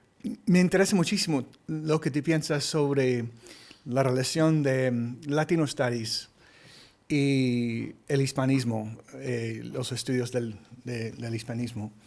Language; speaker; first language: Spanish; early bilingual, heritage; English